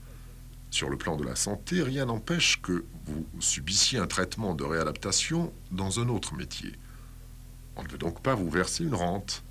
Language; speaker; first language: French; native; French